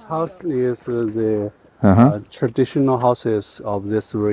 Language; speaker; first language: English; non-native, learner; Chinese